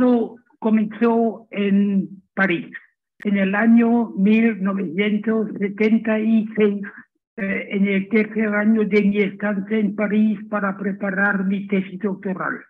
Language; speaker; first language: Spanish; non-native, fluent; German